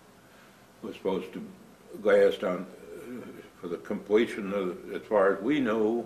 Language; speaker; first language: English; native; English